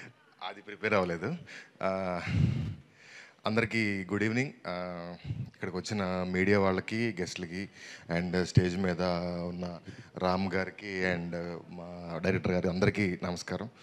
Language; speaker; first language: Telugu; native; Telugu